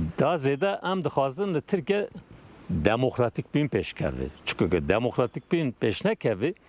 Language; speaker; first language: Kurdish; non-native, local second language; Turkish